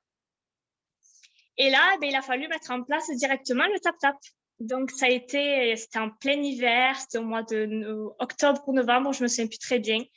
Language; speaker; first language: French; native; French